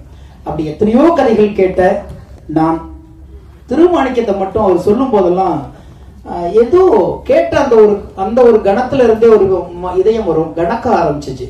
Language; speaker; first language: Tamil; native; Tamil